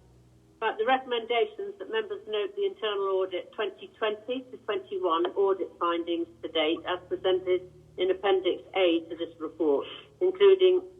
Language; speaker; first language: English; native; English